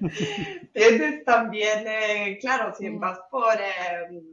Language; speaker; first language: Spanish; native; Spanish